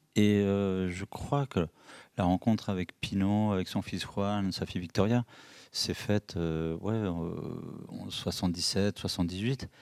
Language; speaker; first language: French; early bilingual, other home language; Spanish